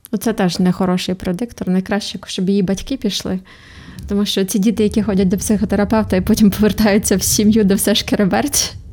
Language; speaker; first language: Ukrainian; native; Ukrainian